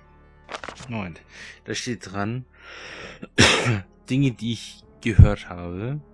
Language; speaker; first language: German; native; German